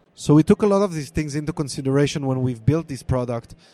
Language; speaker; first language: English; non-native, fluent; Hebrew